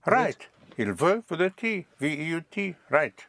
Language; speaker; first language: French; non-native, fluent; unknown